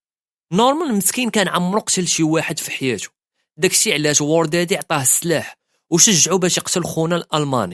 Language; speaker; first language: Arabic; native; Arabic